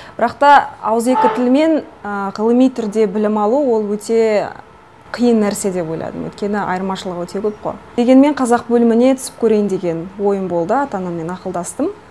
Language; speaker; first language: Kazakh; non-native, local second language; Russian